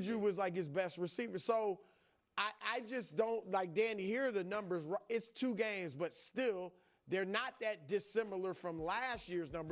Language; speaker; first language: English; native; English